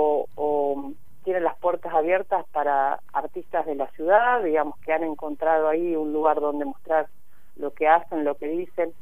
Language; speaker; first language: Spanish; native; Spanish